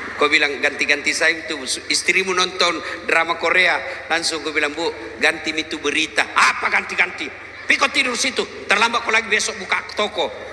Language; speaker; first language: Indonesian; non-native, local second language; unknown